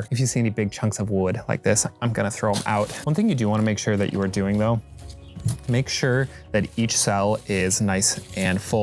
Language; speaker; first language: English; native; English